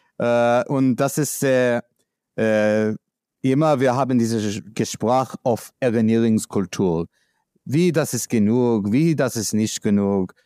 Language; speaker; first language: German; non-native, learner; English